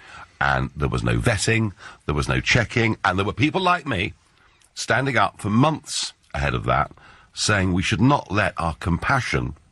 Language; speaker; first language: English; native; English